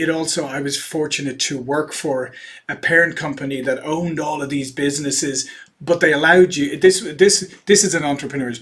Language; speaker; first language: English; native; English